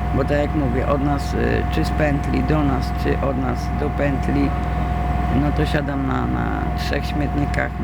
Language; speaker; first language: Polish; native; Polish